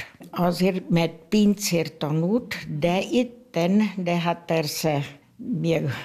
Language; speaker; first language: Hungarian; non-native, local second language; German